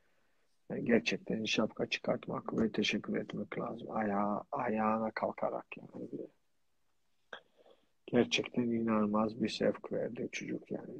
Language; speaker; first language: Turkish; non-native, fluent; Georgian